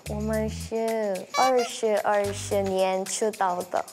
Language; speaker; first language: Chinese; non-native, learner; Korean